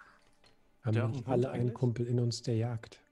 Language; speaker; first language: German; native; German